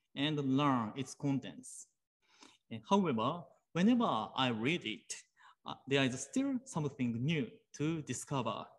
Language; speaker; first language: English; non-native, fluent; Japanese